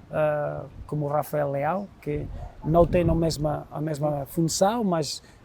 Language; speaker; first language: Portuguese; non-native, fluent; Spanish